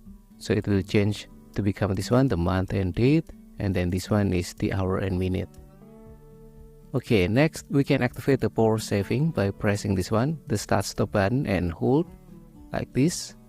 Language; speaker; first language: English; non-native, fluent; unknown